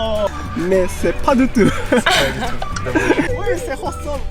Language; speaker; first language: French; non-native, learner; Japanese